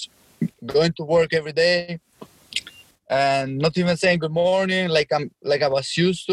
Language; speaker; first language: English; non-native, fluent; Albanian